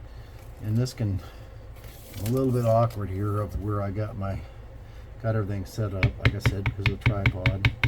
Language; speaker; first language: English; native; English